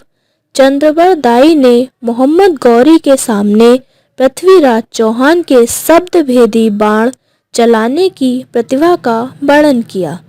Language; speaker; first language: Hindi; native; Hindi